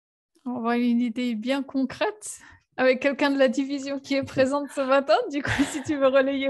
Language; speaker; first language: French; native; French